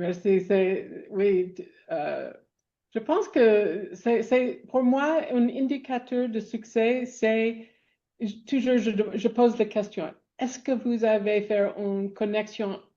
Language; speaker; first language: French; non-native, fluent; English